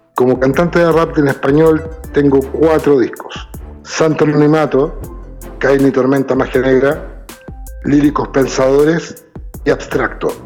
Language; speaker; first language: Spanish; native; Spanish